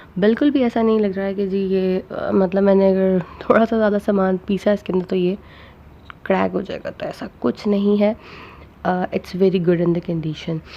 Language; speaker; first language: Urdu; non-native, local second language; Punjabi